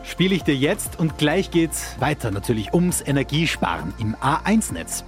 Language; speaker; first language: German; native; German